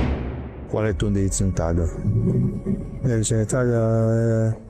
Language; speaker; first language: Italian; non-native, learner; Portuguese